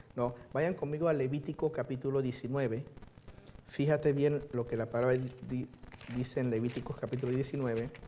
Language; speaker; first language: Spanish; early bilingual, other home language; Chinese